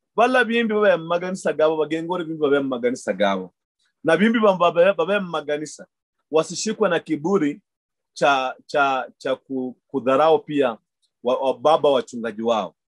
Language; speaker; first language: English; non-native, local second language; Luyia